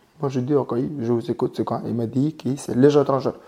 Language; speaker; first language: French; non-native, learner; Mongolian